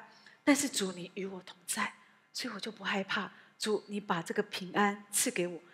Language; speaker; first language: Chinese; native; Chinese